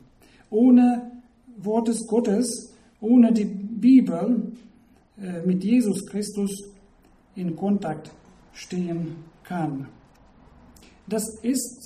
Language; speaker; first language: German; non-native, fluent; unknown